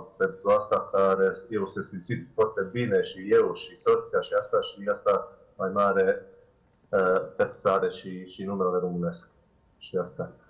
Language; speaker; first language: Romanian; non-native, learner; Bosnian